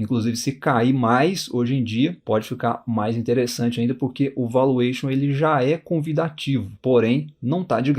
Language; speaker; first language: Portuguese; native; Portuguese